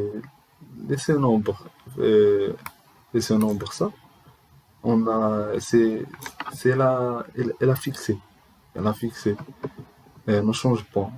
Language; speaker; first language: French; non-native, learner; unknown